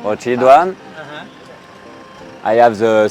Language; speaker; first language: English; non-native, learner; French